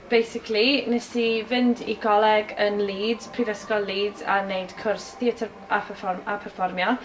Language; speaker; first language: Welsh; native; Welsh